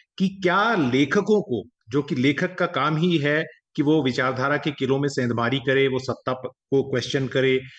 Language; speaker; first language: Hindi; native; Hindi